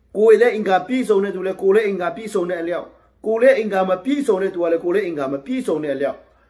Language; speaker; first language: Burmese; non-native, local second language; Kachin